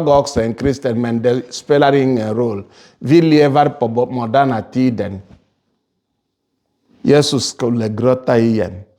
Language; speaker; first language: Swedish; non-native, fluent; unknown